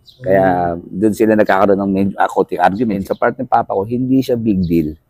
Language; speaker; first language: Filipino; native; Filipino